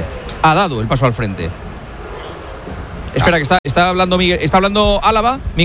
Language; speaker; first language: Spanish; native; Spanish